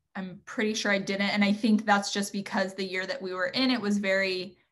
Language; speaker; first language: English; native; English